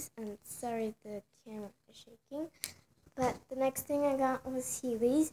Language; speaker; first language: English; native; English